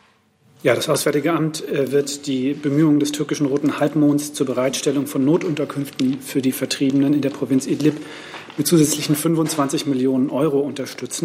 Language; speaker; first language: German; native; German